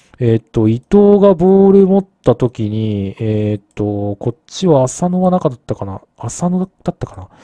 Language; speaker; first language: Japanese; native; Japanese